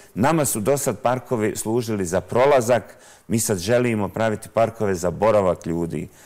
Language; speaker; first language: Croatian; native; Croatian